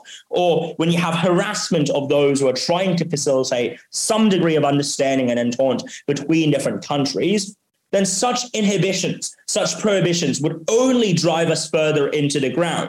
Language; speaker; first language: English; non-native, local second language; Cantonese